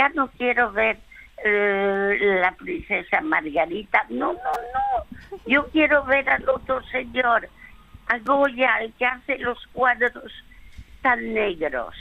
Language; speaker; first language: Spanish; early bilingual, other home language; French